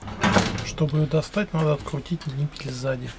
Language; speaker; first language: Russian; native; Russian